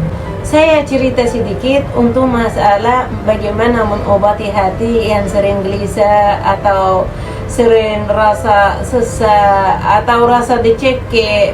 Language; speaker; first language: Indonesian; non-native, fluent; Arabic